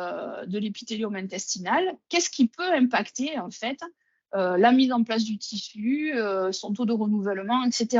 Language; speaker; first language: French; native; French